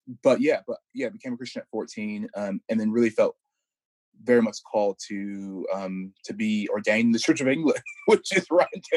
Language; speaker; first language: English; native; English